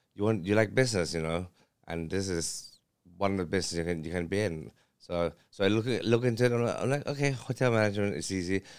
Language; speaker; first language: English; early bilingual, other home language; Thai